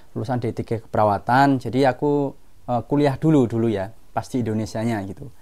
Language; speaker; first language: Indonesian; non-native, local second language; Javanese